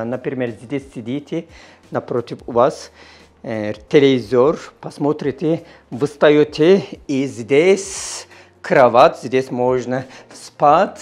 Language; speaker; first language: Russian; non-native, learner; Turkish